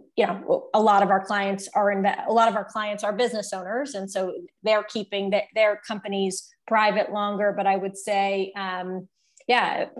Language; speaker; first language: English; native; English